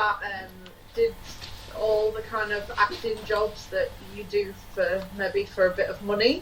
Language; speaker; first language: English; native; English